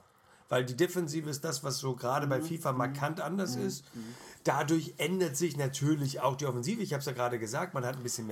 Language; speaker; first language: German; native; German